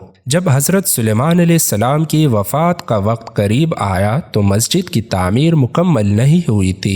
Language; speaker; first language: Urdu; native; Urdu